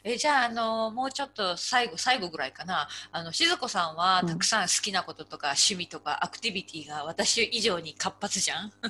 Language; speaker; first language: Japanese; native; Japanese